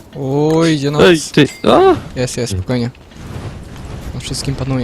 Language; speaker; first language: Polish; native; Polish